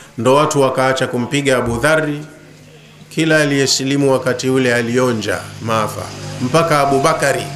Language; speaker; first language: Swahili; native; Swahili